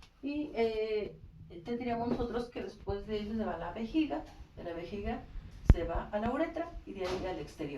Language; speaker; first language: Spanish; native; Spanish